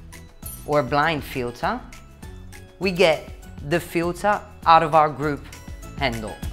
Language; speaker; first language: English; non-native, fluent; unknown